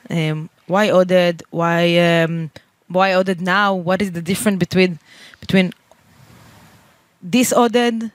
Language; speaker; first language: English; non-native, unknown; Hebrew